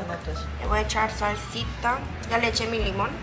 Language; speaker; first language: Spanish; early bilingual, other home language; Korean